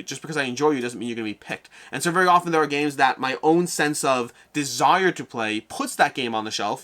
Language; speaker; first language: English; native; English